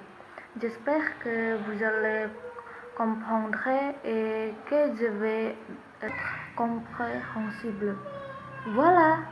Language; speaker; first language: French; non-native, learner; Indonesian